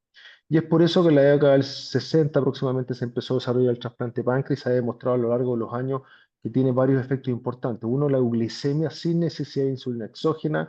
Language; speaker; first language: Spanish; native; Spanish